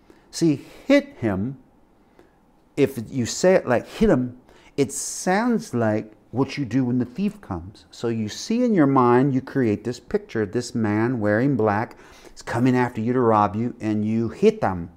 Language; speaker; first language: English; native; English